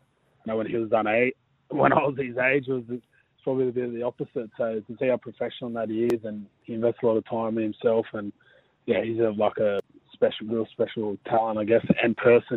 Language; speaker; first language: English; native; English